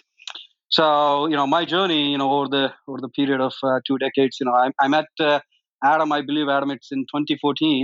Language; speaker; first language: English; non-native, local second language; Telugu